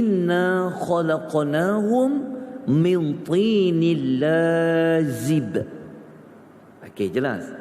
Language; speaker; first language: Malay; native; Malay